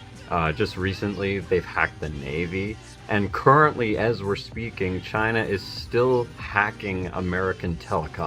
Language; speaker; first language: English; native; English